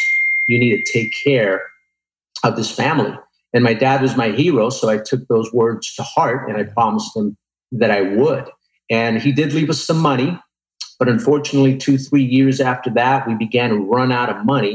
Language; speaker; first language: English; native; English